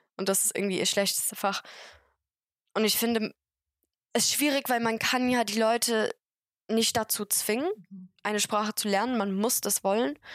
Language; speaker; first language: German; non-native, fluent; English